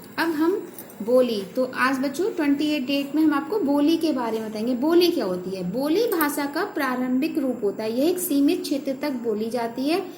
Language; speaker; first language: Hindi; native; Hindi